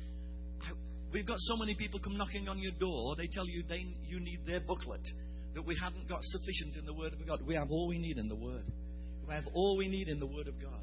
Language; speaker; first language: English; native; English